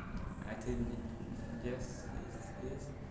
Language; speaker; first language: English; non-native, learner; Vietnamese